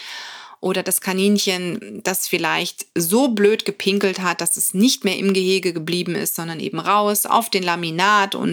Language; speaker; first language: German; native; German